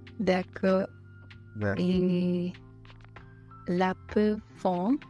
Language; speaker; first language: French; non-native, learner; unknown